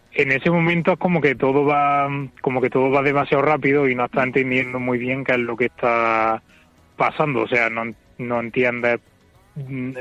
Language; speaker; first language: Spanish; native; Spanish